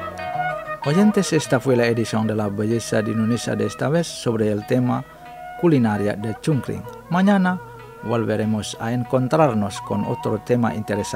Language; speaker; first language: Spanish; non-native, fluent; Indonesian